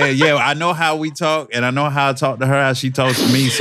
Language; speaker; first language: English; native; English